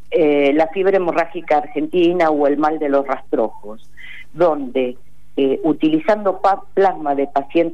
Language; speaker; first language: Spanish; native; Spanish